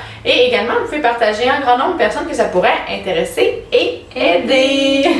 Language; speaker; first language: French; native; French